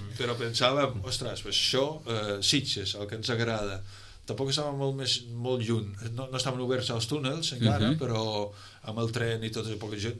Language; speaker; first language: Catalan; non-native, fluent; Dutch